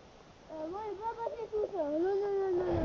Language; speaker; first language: French; native; French